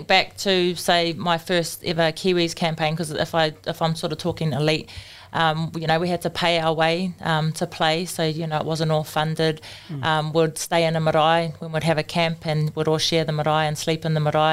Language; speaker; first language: English; native; English